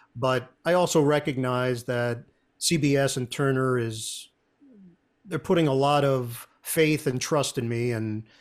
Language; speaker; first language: English; native; English